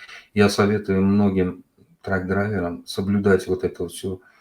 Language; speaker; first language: Russian; non-native, local second language; Uzbek